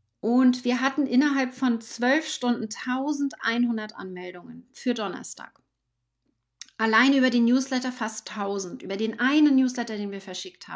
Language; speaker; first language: German; native; German